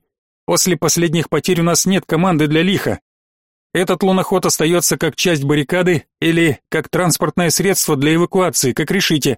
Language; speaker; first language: Russian; native; Russian